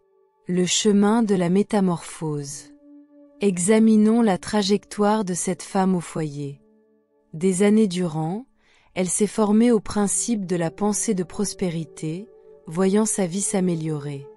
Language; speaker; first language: French; native; French